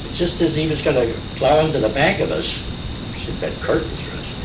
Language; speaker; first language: English; native; English